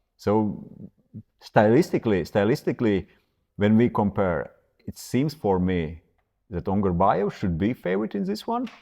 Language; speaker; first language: English; non-native, fluent; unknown